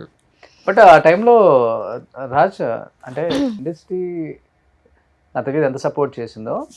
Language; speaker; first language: Telugu; native; Telugu